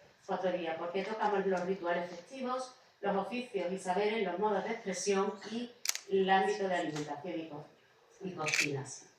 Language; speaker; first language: Spanish; native; Spanish